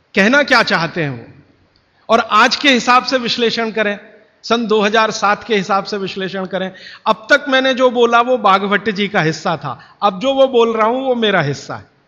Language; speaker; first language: Hindi; native; Hindi